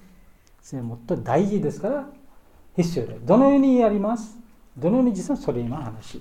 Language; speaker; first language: Japanese; non-native, learner; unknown